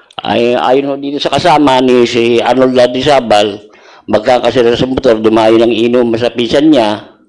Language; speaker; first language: Filipino; native; Filipino